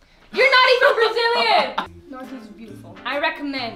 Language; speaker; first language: English; non-native, fluent; Dutch